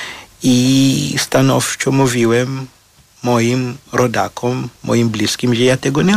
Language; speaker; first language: Polish; non-native, fluent; Shona